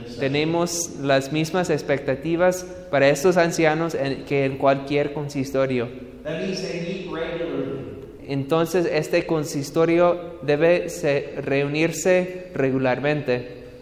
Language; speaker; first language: Spanish; non-native, fluent; English